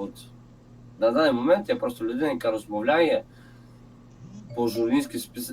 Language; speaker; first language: Ukrainian; non-native, local second language; Russian